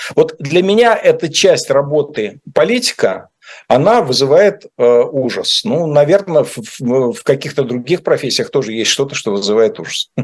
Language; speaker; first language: Russian; native; Russian